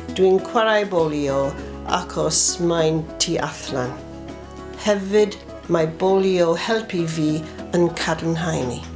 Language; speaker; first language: Welsh; non-native, learner; English